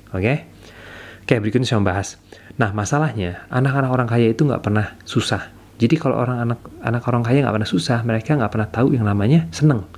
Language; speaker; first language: Indonesian; native; Indonesian